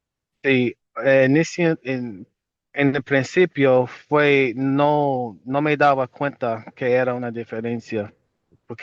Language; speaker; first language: Spanish; non-native, fluent; English